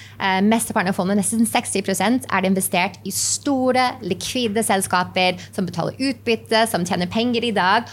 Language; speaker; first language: Norwegian; non-native, fluent; English